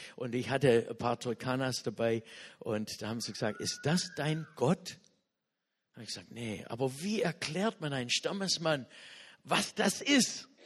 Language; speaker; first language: German; non-native, fluent; English